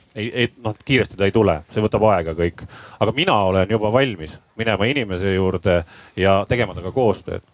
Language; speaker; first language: Estonian; native; Estonian